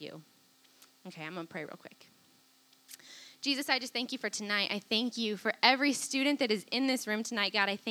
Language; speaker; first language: English; native; English